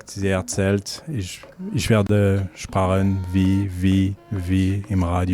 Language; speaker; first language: German; non-native, learner; French